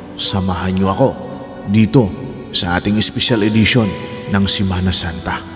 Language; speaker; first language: Filipino; native; Filipino